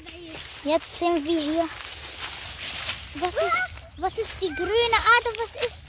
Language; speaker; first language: German; non-native, learner; Arabic